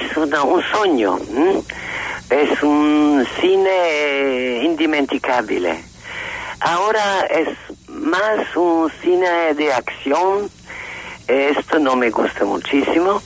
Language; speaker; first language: Spanish; non-native, learner; Italian